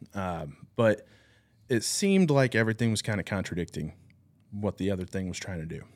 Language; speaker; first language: English; native; English